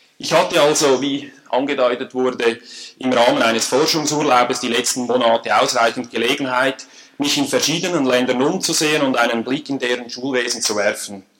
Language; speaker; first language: German; native; German